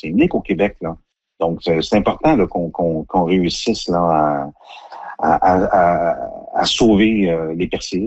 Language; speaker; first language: French; native; French